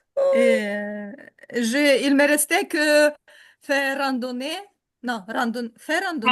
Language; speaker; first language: French; non-native, learner; Ukrainian